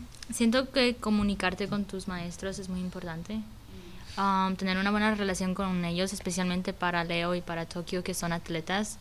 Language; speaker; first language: Spanish; early bilingual, heritage; Spanish